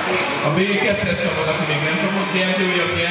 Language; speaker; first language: Hungarian; native; Hungarian